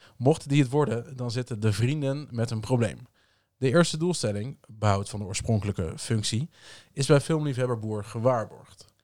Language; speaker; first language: Dutch; native; Dutch